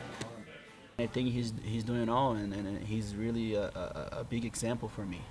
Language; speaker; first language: English; non-native, fluent; Portuguese